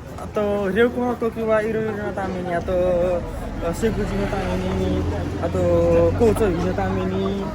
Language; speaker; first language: Japanese; non-native, learner; Nepali